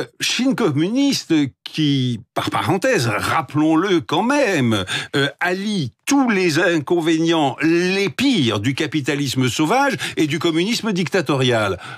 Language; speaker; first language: French; native; French